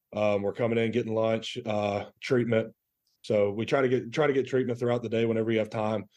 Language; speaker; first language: English; native; English